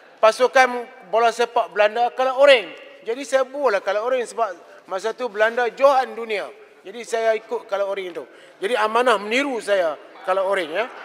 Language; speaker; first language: Malay; native; Malay